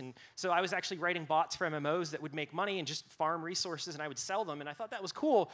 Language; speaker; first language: English; native; English